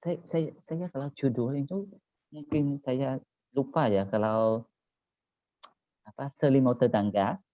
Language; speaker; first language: Indonesian; non-native, learner; Khmer